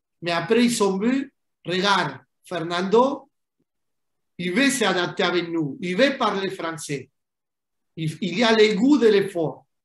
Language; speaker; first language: French; non-native, fluent; Spanish